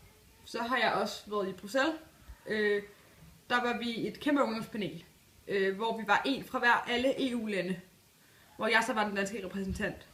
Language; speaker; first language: Danish; native; Danish